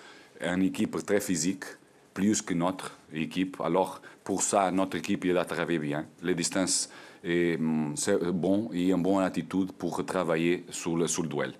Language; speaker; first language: French; non-native, learner; Portuguese